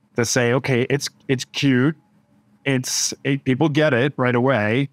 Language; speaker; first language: English; native; English